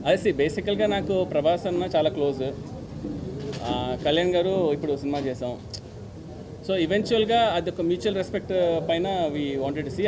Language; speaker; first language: Telugu; native; Telugu